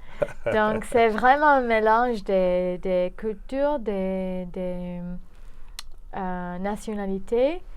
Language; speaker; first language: French; non-native, fluent; English